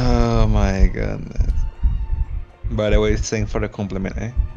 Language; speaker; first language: English; non-native, learner; Spanish